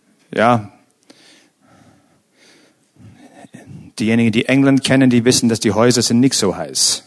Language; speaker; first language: German; non-native, fluent; English